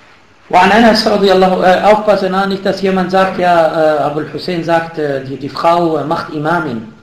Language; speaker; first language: German; non-native, fluent; Arabic